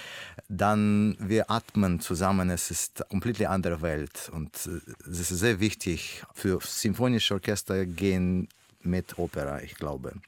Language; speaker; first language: German; non-native, learner; Russian